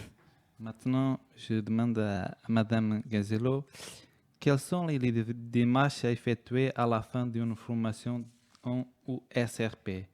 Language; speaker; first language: French; non-native, learner; Portuguese